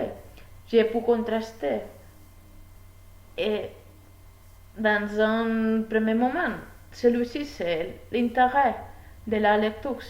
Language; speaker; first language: French; non-native, learner; Spanish